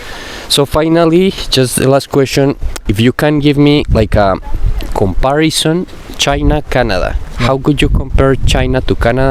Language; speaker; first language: English; non-native, fluent; Spanish